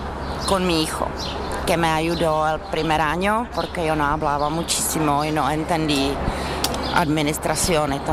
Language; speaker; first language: Spanish; non-native, learner; Czech